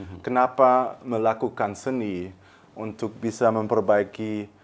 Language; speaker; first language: Indonesian; early bilingual, heritage; German